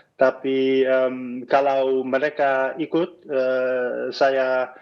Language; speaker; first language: Indonesian; non-native, fluent; Dutch